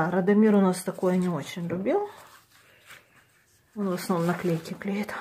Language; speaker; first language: Russian; native; Russian